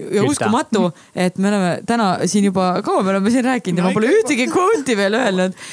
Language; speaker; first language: Estonian; native; Estonian